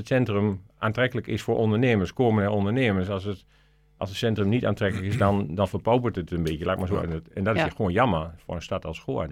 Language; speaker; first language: Dutch; native; Dutch